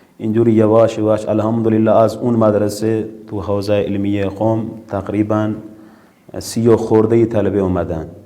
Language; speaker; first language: Persian; non-native, fluent; Urdu